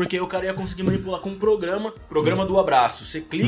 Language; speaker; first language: Portuguese; native; Portuguese